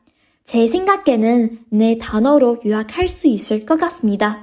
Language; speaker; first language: Korean; non-native, fluent; Chinese